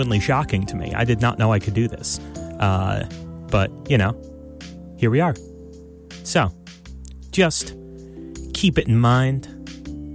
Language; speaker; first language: English; native; English